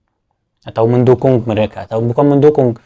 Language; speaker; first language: Indonesian; non-native, fluent; Arabic